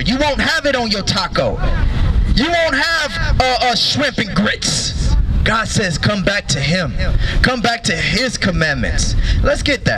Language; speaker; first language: English; native; English